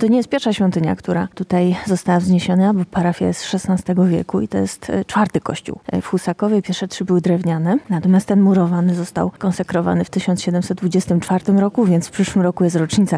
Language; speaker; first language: Polish; native; Polish